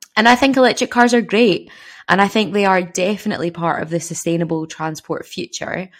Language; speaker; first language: English; native; English